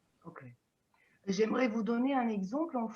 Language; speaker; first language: French; non-native, fluent; Turkish